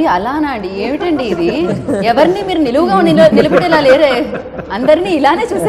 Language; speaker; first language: Telugu; native; Telugu